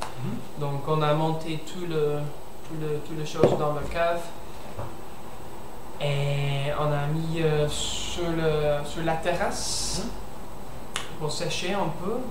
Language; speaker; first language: French; non-native, learner; English